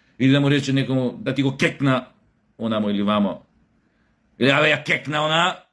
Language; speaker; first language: Macedonian; native; Macedonian